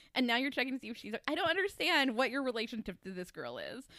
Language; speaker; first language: English; native; English